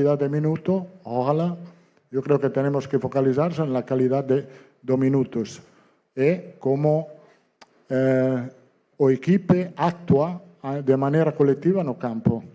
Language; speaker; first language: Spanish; non-native, fluent; Italian